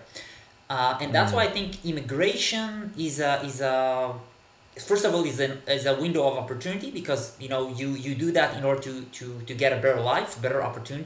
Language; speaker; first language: English; non-native, fluent; Hebrew